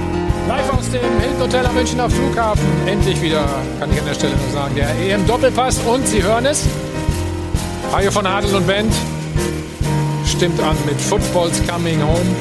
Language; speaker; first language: German; native; German